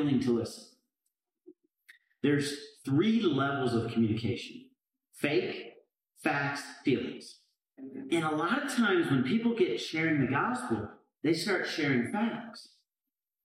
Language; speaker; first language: English; native; English